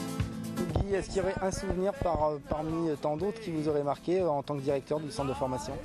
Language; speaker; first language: French; native; French